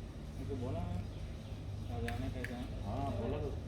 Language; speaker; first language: Hindi; non-native, local second language; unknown